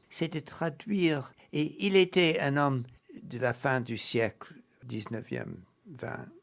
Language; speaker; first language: French; non-native, fluent; English